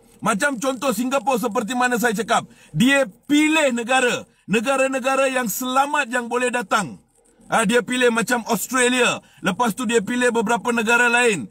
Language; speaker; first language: Malay; non-native, local second language; Tamil